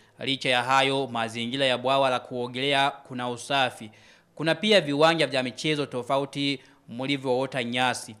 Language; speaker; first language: Swahili; non-native, local second language; Rundi